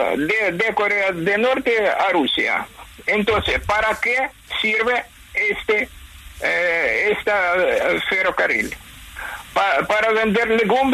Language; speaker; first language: Spanish; non-native, fluent; Ukrainian